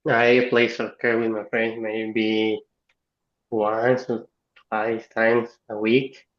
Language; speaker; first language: English; non-native, learner; Spanish